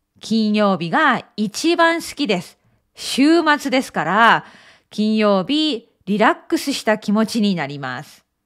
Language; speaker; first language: Japanese; native; Japanese